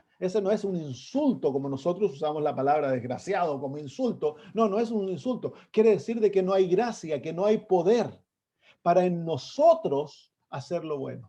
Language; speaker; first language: Spanish; native; Spanish